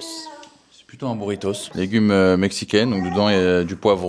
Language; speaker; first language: French; native; French